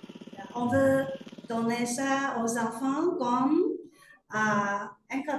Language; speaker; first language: French; non-native, fluent; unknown